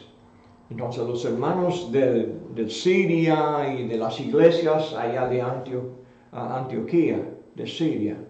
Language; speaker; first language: Spanish; non-native, fluent; English